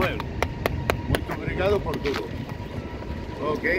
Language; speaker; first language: Portuguese; non-native, learner; Spanish